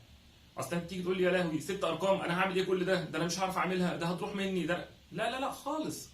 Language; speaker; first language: Arabic; native; Arabic